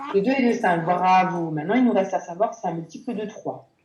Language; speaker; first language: French; native; French